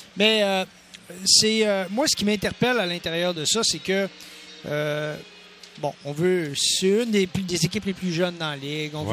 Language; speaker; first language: French; native; French